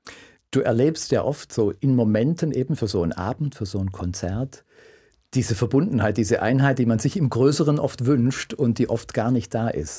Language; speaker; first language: German; native; German